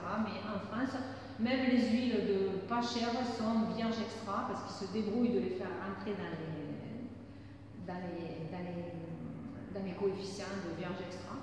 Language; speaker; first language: French; native; French